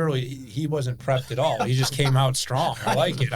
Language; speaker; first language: English; native; English